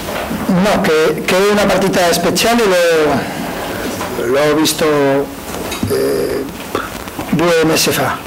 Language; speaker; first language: Italian; non-native, learner; Spanish